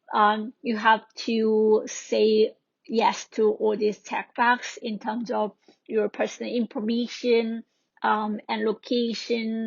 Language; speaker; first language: English; non-native, fluent; Korean